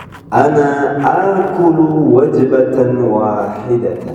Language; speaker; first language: Arabic; non-native, fluent; Indonesian